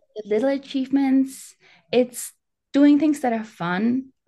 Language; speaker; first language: English; non-native, fluent; German